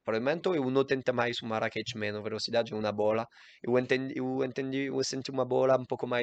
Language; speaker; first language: Portuguese; non-native, learner; French